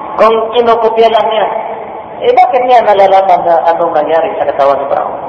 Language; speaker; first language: Filipino; non-native, local second language; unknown